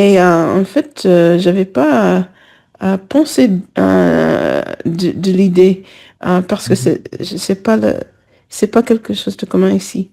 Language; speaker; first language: French; non-native, fluent; English